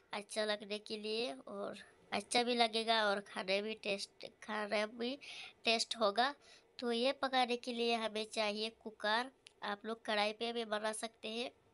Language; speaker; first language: Hindi; native; Hindi